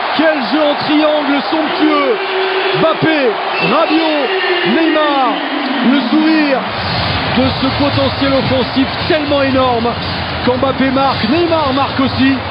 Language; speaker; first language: French; native; French